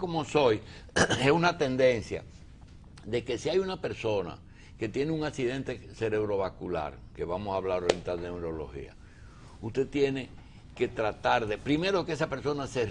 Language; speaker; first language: Spanish; native; Spanish